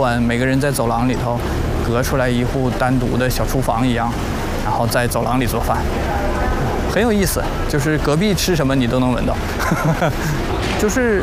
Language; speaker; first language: Chinese; native; Chinese